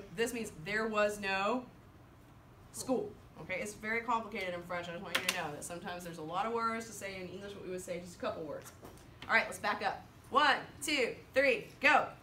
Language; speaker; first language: English; native; English